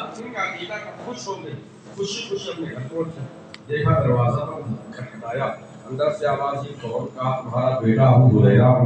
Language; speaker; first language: Urdu; native; Urdu